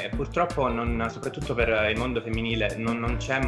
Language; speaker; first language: Italian; native; Italian